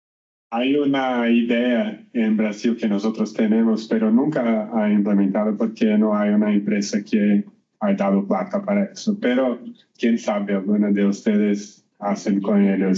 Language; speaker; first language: Spanish; non-native, learner; Portuguese